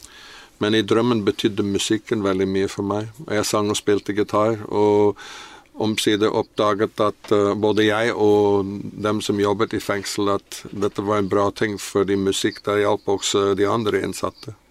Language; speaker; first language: Norwegian; non-native, fluent; English